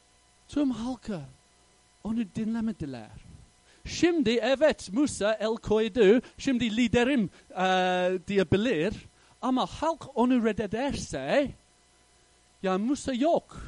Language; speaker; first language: Turkish; non-native, fluent; English